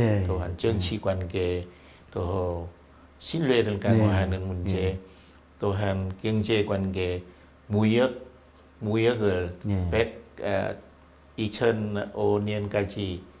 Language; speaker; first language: Korean; non-native, fluent; Vietnamese